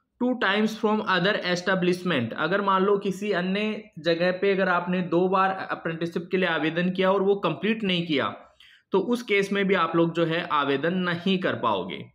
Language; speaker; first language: Hindi; native; Hindi